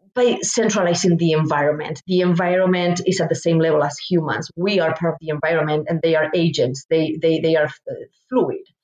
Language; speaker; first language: English; non-native, fluent; Spanish